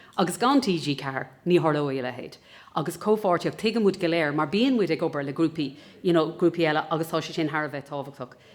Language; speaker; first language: Irish; native; Irish